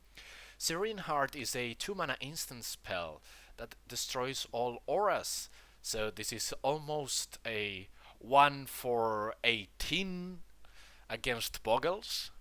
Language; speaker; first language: English; non-native, fluent; Spanish